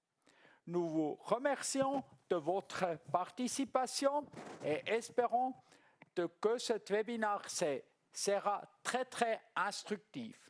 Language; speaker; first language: French; non-native, local second language; German